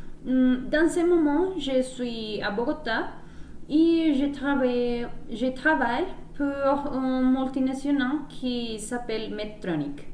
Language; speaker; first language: French; non-native, learner; Spanish